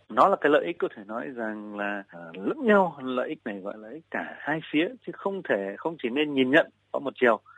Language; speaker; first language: Vietnamese; native; Vietnamese